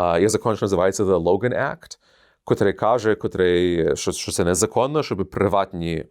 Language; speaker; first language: Ukrainian; early bilingual, heritage; Ukrainian